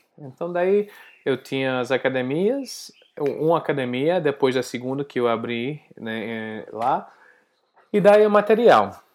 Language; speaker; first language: Portuguese; non-native, learner; English